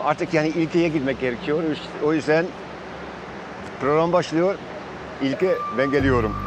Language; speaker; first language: Turkish; non-native, fluent; Dutch